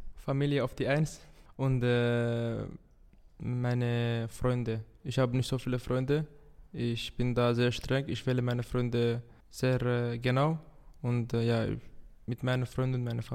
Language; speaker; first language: German; non-native, fluent; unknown